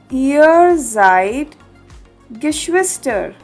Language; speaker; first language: German; non-native, fluent; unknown